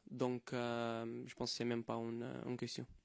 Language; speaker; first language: French; non-native, fluent; Portuguese